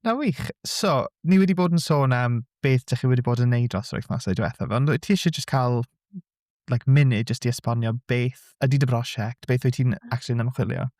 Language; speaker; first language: Welsh; native; Welsh